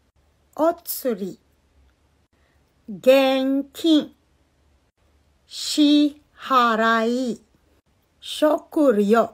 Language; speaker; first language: Japanese; non-native, fluent; Filipino